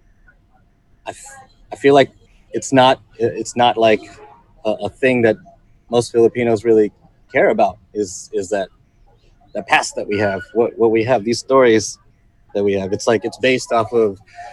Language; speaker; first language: English; native; English